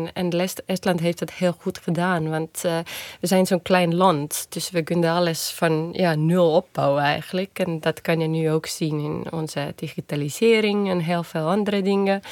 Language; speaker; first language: Dutch; non-native, fluent; Estonian